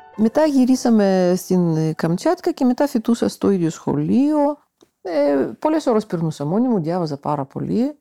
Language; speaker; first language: Greek; non-native, fluent; Russian